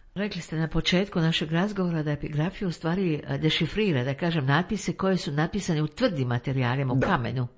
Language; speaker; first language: Croatian; native; Croatian